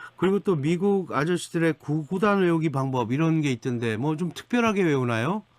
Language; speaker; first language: Korean; native; Korean